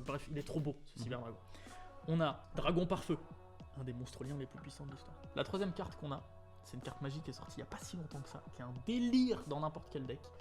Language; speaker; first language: French; native; French